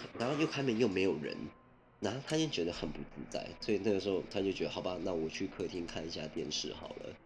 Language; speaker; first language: Chinese; early bilingual, other home language; Min Nan Chinese